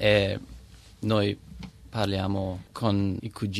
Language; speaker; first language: Italian; non-native, learner; English